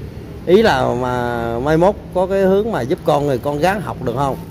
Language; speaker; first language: Vietnamese; native; Vietnamese